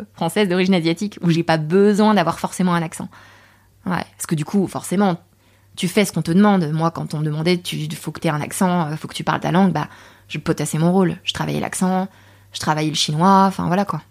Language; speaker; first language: French; native; French